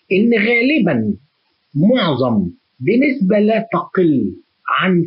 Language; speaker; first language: Arabic; native; Arabic